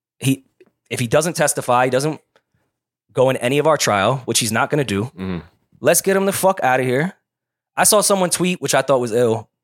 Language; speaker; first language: English; native; English